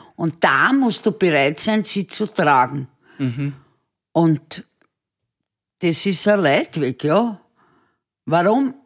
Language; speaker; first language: German; native; German